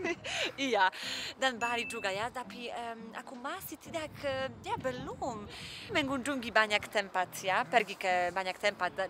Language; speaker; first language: Indonesian; non-native, learner; Polish